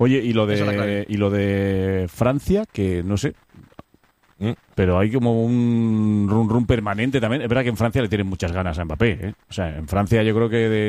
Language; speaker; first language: Spanish; native; Spanish